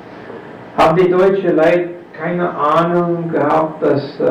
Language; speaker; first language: German; non-native, fluent; English